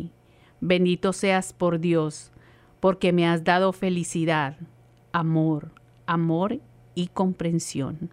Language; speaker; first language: Spanish; native; Spanish